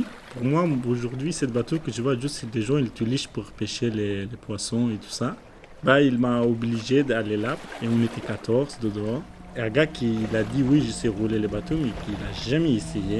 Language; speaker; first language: French; non-native, learner; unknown